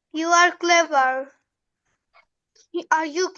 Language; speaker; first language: English; non-native, learner; Bangla